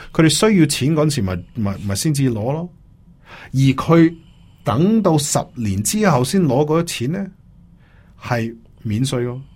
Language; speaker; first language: Cantonese; early bilingual, heritage; Cantonese